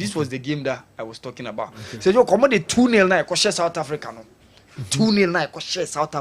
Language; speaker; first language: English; non-native, local second language; Akan